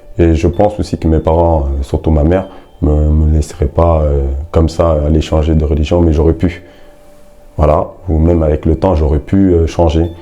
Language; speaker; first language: French; early bilingual, other home language; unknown